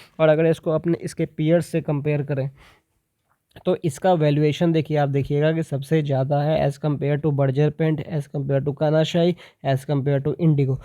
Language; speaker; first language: Hindi; native; Hindi